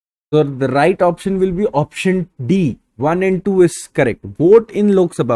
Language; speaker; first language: English; non-native, local second language; Bangla